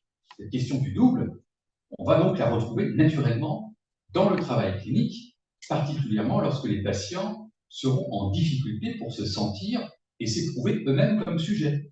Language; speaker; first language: French; native; French